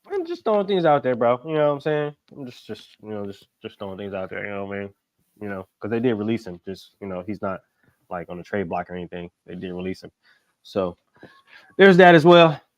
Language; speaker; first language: English; native; English